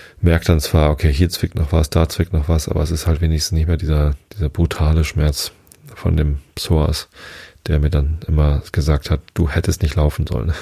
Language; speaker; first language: German; native; German